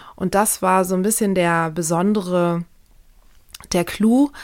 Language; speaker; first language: German; early bilingual, other home language; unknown